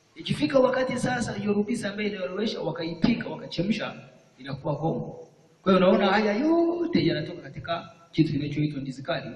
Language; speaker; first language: Swahili; non-native, local second language; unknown